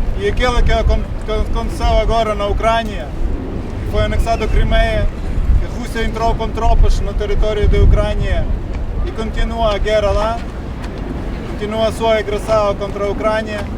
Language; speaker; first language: Portuguese; non-native, fluent; Ukrainian